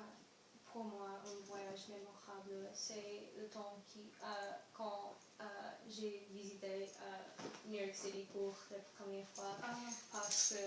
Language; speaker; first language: French; non-native, learner; English